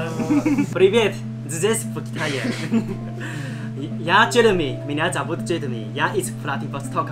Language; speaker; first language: Russian; non-native, learner; Chinese